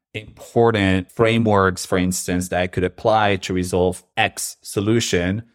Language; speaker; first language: English; non-native, fluent; Arabic